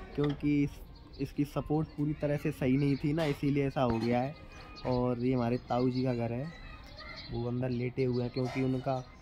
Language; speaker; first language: Hindi; native; Hindi